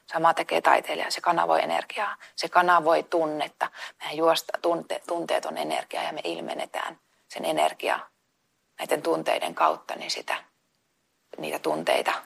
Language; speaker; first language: Finnish; native; Finnish